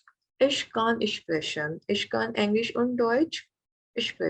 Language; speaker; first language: German; non-native, fluent; Malayalam